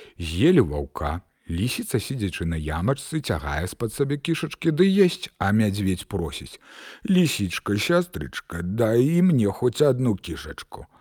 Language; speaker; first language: Belarusian; native; Belarusian